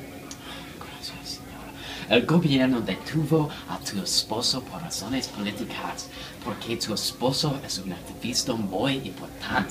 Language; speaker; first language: Spanish; non-native, learner; English